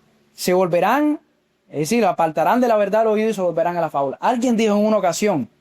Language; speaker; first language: Spanish; native; Spanish